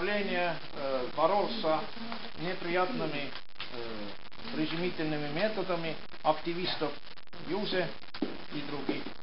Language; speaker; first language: Russian; non-native, local second language; Estonian